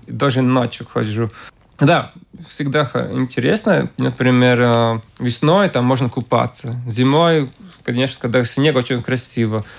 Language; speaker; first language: Russian; non-native, local second language; Latvian